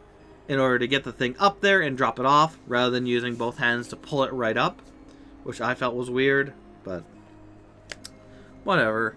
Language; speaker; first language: English; native; English